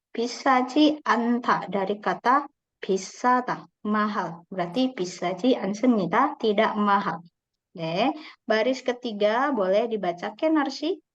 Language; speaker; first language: Indonesian; native; Indonesian